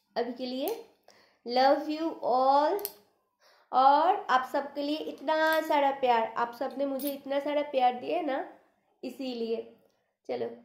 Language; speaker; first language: Hindi; non-native, local second language; Bangla